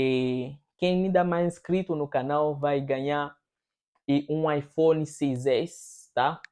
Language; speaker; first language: Portuguese; non-native, fluent; Haitian Creole